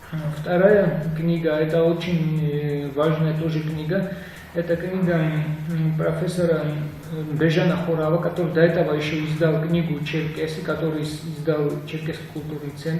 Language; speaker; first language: Russian; non-native, local second language; Georgian